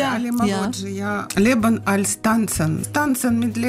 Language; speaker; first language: German; non-native, learner; Russian